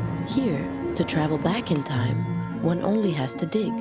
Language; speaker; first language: English; native; English